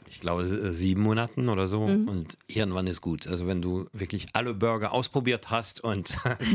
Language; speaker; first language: German; non-native, fluent; French